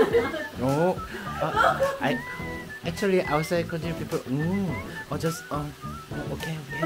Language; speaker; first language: English; non-native, learner; Korean